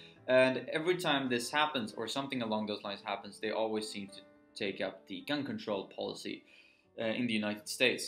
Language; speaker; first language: English; non-native, fluent; Swedish